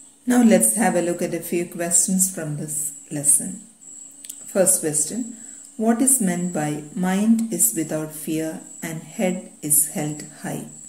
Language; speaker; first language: English; non-native, local second language; Malayalam